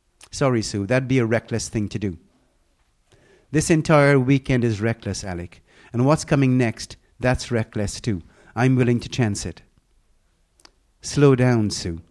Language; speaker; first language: English; native; English